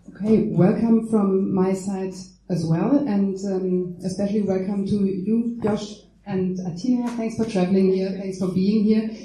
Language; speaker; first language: English; non-native, fluent; Ukrainian